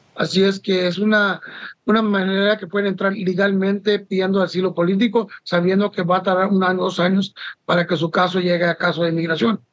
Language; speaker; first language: Spanish; early bilingual, heritage; Spanish